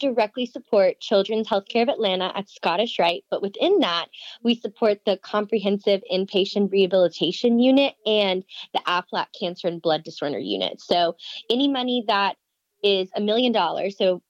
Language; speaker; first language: English; native; English